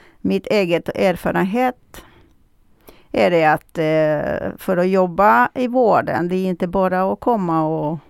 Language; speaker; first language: Swedish; non-native, fluent; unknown